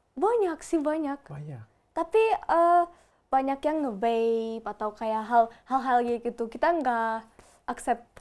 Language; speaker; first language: Indonesian; non-native, fluent; German